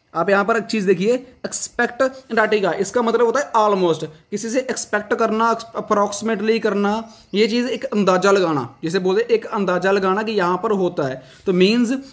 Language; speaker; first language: Hindi; non-native, local second language; Punjabi